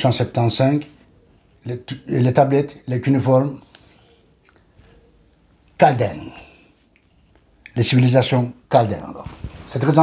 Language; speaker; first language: French; non-native, learner; Turkish